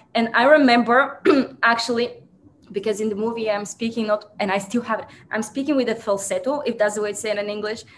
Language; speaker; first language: English; non-native, fluent; Bulgarian